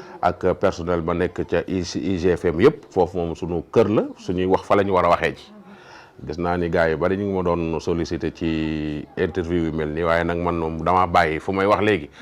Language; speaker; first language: Wolof; native; Wolof